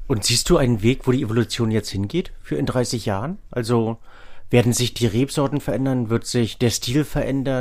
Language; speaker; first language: German; native; German